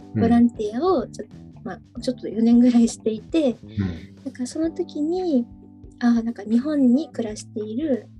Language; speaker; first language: Japanese; native; Japanese